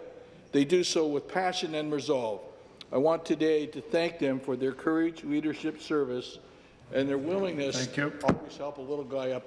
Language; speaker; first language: English; native; English